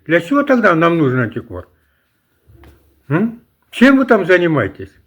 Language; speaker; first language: Russian; non-native, local second language; Kazakh